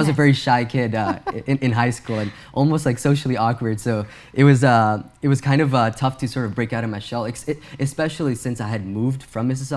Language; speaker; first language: English; early bilingual, other home language; Urdu